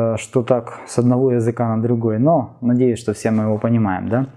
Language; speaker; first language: Ukrainian; non-native, local second language; Russian